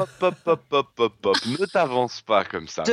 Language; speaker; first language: French; native; French